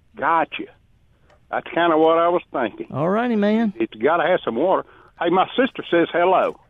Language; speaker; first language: English; native; English